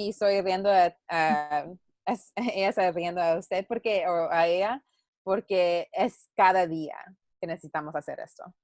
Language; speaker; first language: Spanish; non-native, learner; English